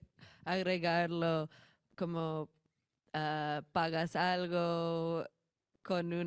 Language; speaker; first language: Spanish; non-native, fluent; English